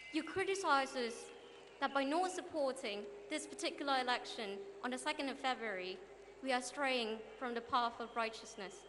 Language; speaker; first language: English; non-native, fluent; Thai